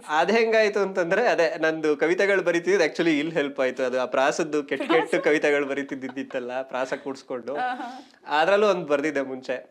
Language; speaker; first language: Kannada; native; Kannada